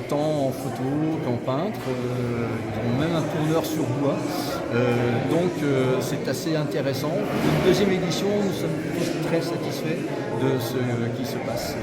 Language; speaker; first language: French; native; French